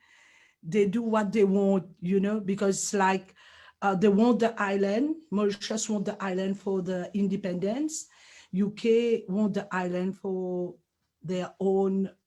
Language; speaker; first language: English; non-native, learner; Morisyen